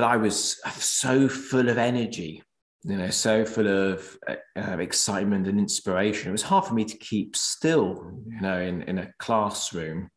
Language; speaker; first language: English; native; English